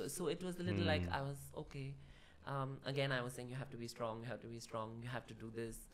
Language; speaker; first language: Hindi; non-native, local second language; Marathi